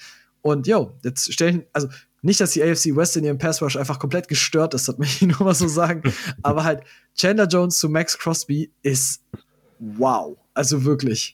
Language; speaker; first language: German; native; German